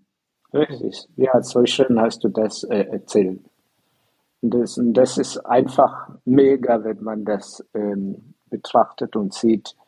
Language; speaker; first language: German; non-native, fluent; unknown